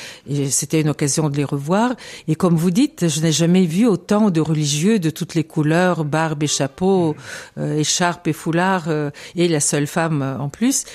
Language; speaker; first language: French; non-native, fluent; Bulgarian